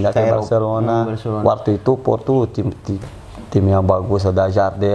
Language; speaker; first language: Indonesian; non-native, fluent; Portuguese